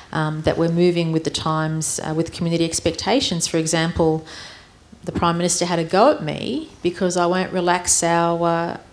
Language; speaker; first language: English; early bilingual, other home language; Armenian